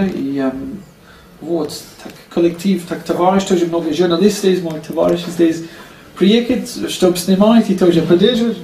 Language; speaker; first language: Russian; non-native, learner; English